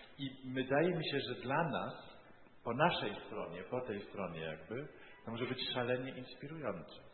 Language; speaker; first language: Polish; native; Polish